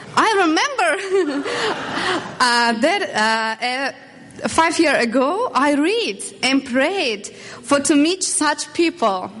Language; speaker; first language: English; non-native, learner; Russian